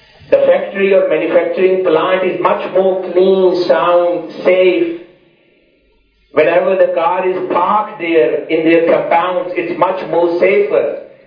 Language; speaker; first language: English; non-native, local second language; Urdu